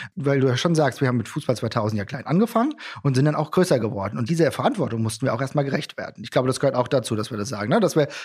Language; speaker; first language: German; native; German